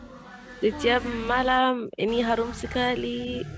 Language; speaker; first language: Indonesian; non-native, learner; Arabic